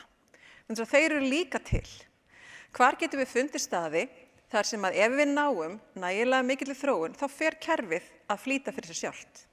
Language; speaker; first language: Icelandic; native; Icelandic